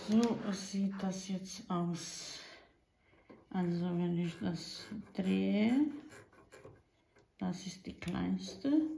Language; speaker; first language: German; non-native, fluent; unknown